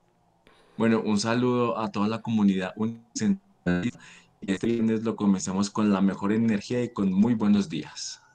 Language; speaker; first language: Spanish; native; Spanish